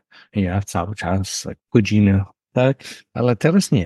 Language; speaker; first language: Polish; non-native, learner; English